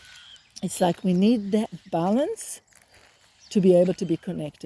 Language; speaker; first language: English; native; English